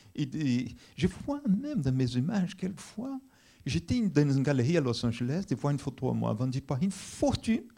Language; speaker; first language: French; non-native, fluent; Portuguese